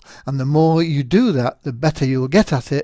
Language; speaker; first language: English; native; English